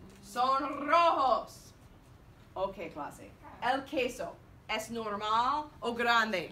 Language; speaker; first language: Spanish; non-native, fluent; English